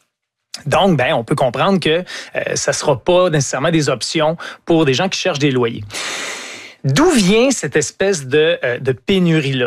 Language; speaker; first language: French; native; French